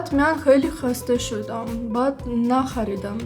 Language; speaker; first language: Persian; non-native, learner; Russian